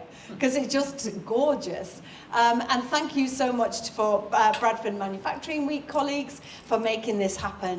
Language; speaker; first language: English; native; English